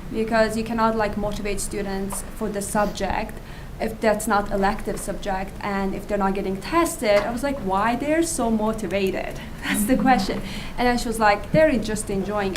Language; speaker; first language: English; non-native, fluent; Azerbaijani